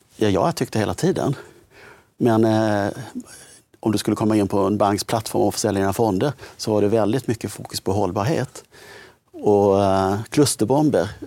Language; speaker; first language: Swedish; native; Swedish